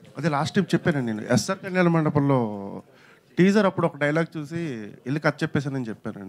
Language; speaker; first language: Telugu; native; Telugu